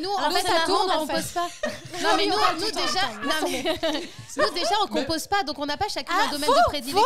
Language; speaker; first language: French; native; French